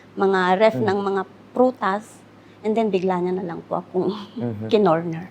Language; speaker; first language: Filipino; non-native, local second language; Iloko